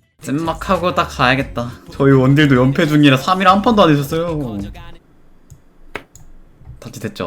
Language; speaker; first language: Korean; native; Korean